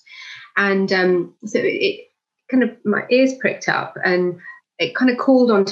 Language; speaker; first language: English; native; English